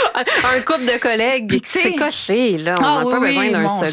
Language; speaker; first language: French; native; French